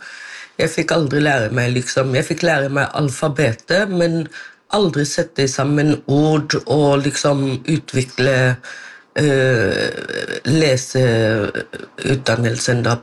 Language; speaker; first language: Norwegian; non-native, local second language; Romany